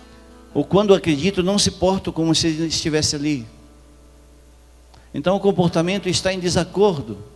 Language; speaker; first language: Portuguese; native; Portuguese